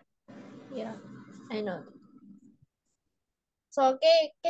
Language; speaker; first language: English; non-native, learner; Indonesian